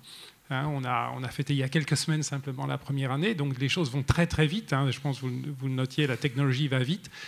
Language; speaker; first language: French; native; French